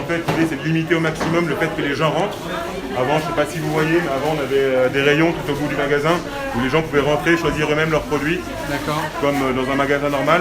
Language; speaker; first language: French; native; French